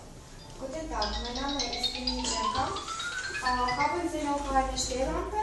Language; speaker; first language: German; non-native, learner; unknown